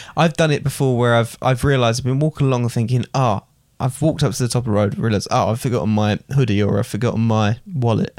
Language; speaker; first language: English; native; English